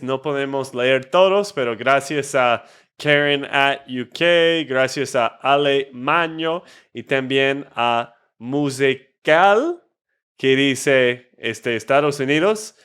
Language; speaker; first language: Spanish; non-native, fluent; English